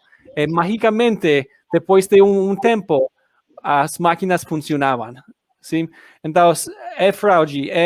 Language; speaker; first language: Portuguese; non-native, learner; English